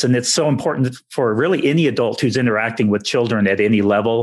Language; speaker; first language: English; native; English